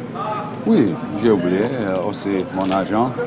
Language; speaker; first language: French; non-native, learner; English